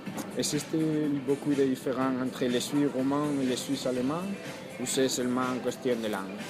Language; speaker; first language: French; non-native, learner; Spanish